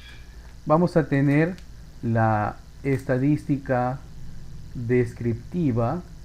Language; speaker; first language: Spanish; native; Spanish